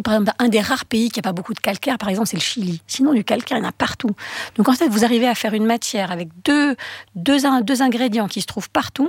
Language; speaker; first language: French; native; French